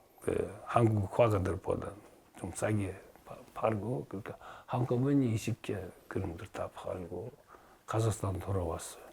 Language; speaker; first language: Korean; early bilingual, heritage; Russian